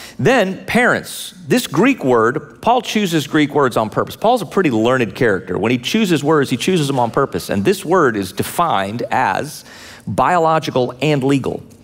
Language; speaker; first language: English; native; English